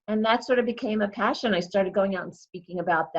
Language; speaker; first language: English; native; English